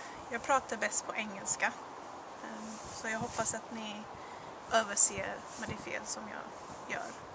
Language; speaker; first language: Swedish; non-native, learner; Arabic